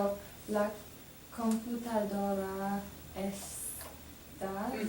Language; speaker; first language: Spanish; non-native, learner; English